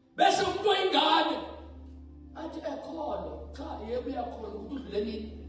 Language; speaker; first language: Zulu; non-native, local second language; Xhosa